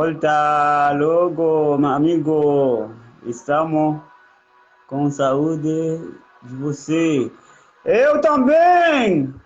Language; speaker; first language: Portuguese; non-native, learner; Haitian Creole